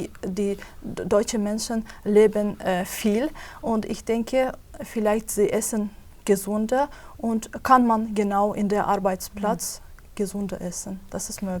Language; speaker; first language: German; non-native, fluent; Azerbaijani